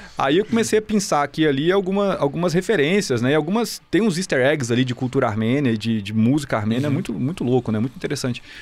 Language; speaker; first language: Portuguese; native; Portuguese